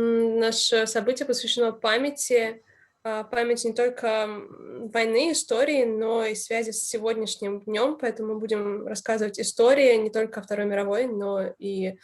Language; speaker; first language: Russian; native; Russian